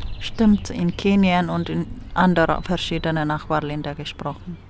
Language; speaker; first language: German; non-native, fluent; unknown